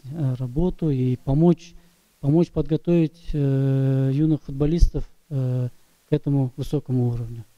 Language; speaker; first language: Russian; non-native, local second language; Kyrgyz